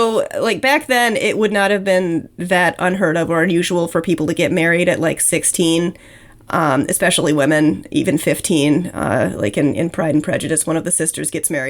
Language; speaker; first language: English; native; English